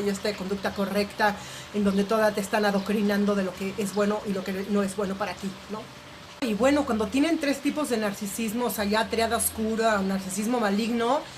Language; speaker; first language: Spanish; native; Spanish